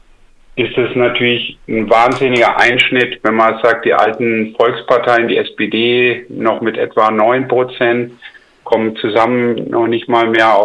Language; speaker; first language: German; native; German